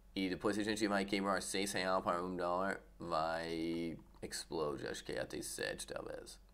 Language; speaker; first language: Portuguese; non-native, learner; English